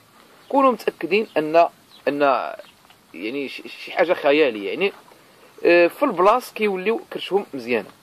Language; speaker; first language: Arabic; native; Arabic